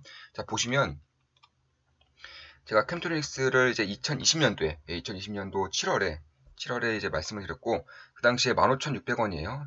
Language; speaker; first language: Korean; native; Korean